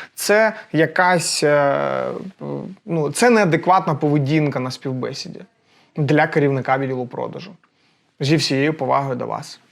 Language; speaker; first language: Ukrainian; non-native, local second language; Russian